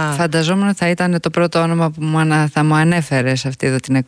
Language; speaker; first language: Greek; native; Greek